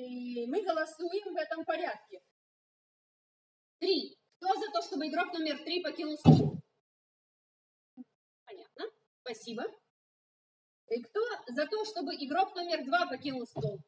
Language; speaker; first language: Russian; native; Russian